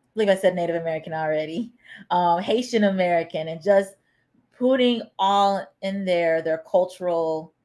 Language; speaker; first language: English; native; English